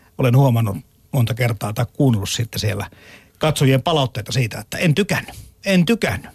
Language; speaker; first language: Finnish; native; Finnish